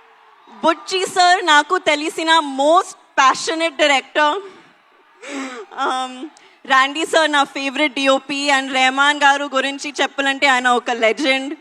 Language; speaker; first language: Telugu; non-native, learner; Hindi